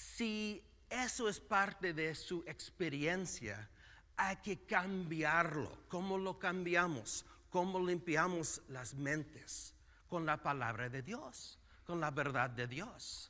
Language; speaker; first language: Spanish; non-native, fluent; English